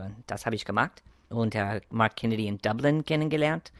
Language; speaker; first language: German; non-native, fluent; English